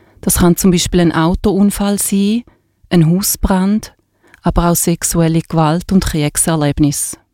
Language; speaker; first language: German; native; German